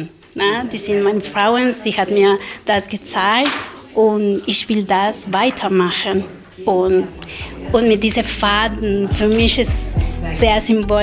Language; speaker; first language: German; non-native, learner; Spanish